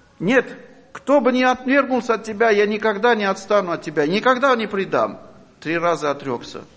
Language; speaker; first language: Russian; non-native, fluent; Armenian